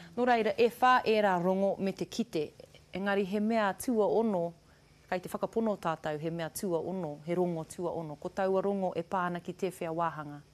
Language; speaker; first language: Māori; non-native, local second language; English